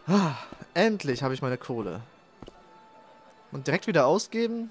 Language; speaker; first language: German; native; German